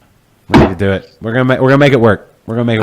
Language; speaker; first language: English; native; English